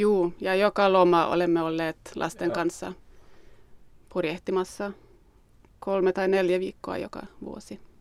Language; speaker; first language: Finnish; non-native, local second language; Swedish